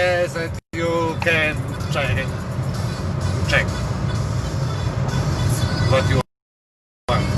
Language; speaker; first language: English; non-native, learner; Polish